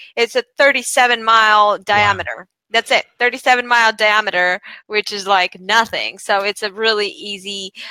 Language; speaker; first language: English; non-native, fluent; Bulgarian